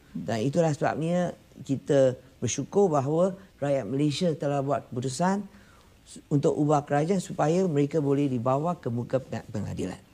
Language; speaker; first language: Malay; non-native, local second language; Chinese